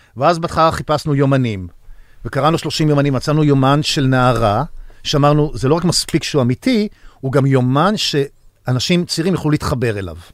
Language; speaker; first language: Hebrew; native; Hebrew